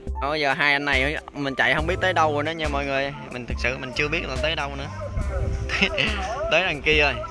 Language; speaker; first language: Vietnamese; native; Vietnamese